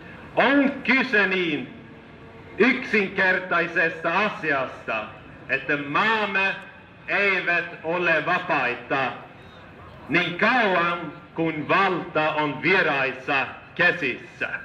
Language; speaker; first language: Finnish; non-native, fluent; Swedish